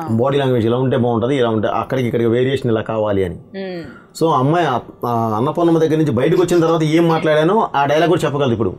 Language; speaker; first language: Telugu; native; Telugu